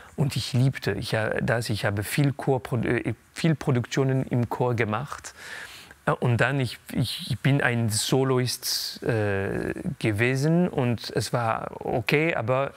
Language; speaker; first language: German; non-native, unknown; French